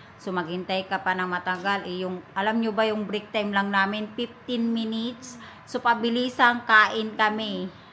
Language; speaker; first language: Filipino; native; Filipino